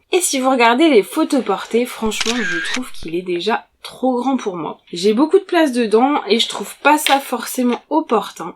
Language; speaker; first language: French; native; French